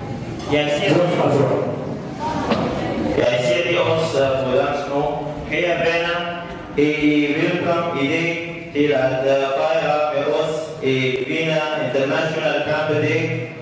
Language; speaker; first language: Danish; non-native, learner; Kurdish